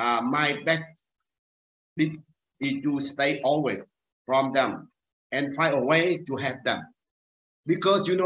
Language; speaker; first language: English; non-native, learner; Vietnamese